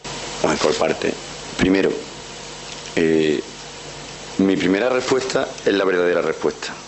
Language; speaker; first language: Spanish; native; Spanish